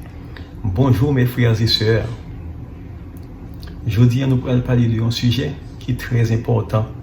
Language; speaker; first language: French; non-native, local second language; Haitian Creole